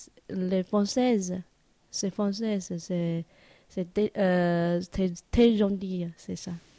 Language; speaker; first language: French; non-native, learner; Chinese